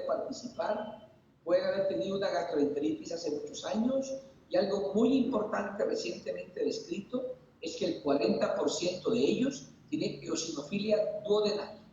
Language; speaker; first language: Spanish; native; Spanish